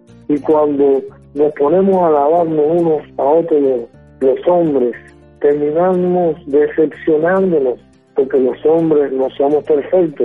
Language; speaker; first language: Spanish; native; Spanish